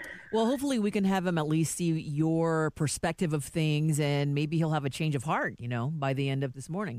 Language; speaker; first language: English; native; English